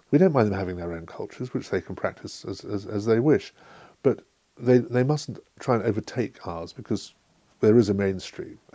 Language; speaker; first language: English; native; English